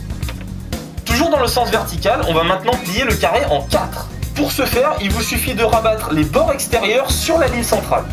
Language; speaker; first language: French; native; French